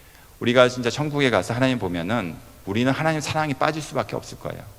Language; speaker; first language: Korean; native; Korean